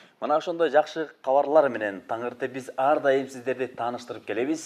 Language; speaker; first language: Kyrgyz; native; Kyrgyz